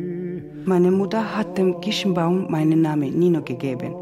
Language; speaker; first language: German; non-native, learner; Georgian